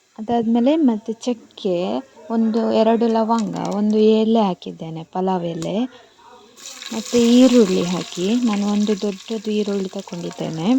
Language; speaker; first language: Kannada; non-native, local second language; Tulu